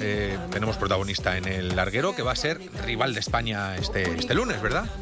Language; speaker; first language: Spanish; native; Spanish